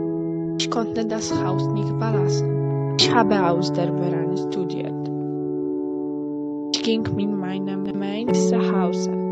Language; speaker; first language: German; non-native, learner; Polish